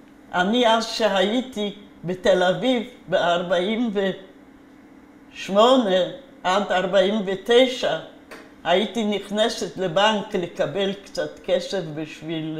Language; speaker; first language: Hebrew; non-native, fluent; Polish